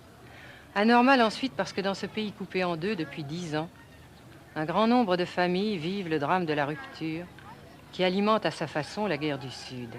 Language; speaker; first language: French; native; French